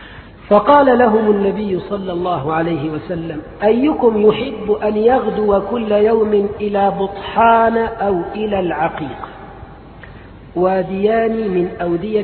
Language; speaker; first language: Arabic; native; Arabic